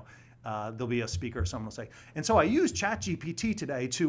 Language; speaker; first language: English; native; English